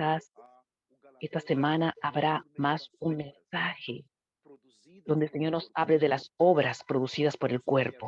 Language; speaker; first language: Spanish; non-native, fluent; Portuguese